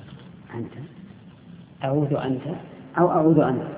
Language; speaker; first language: Arabic; native; Arabic